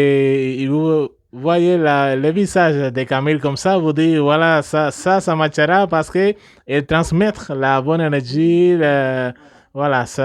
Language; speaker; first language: French; non-native, fluent; Spanish